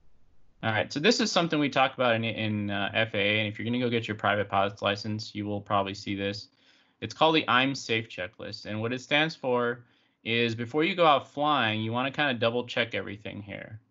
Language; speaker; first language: English; native; English